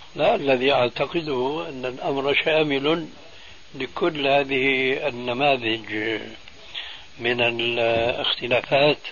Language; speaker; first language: Arabic; early bilingual, other home language; Albanian